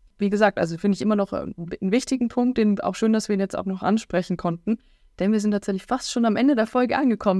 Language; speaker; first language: German; native; German